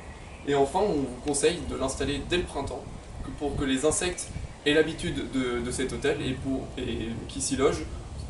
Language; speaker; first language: French; native; French